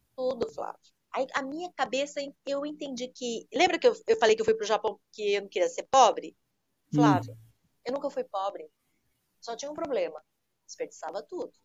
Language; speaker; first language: Portuguese; native; Portuguese